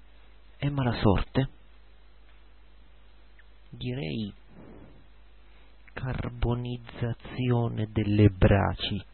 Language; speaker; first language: Italian; native; Italian